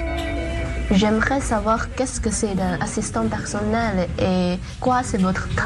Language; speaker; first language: French; non-native, learner; Chinese